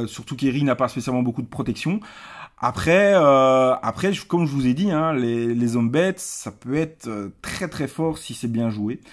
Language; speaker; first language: French; native; French